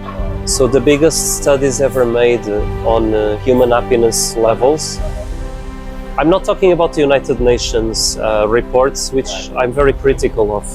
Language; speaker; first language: English; non-native, fluent; Portuguese